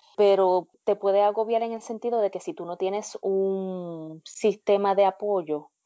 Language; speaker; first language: Spanish; native; Spanish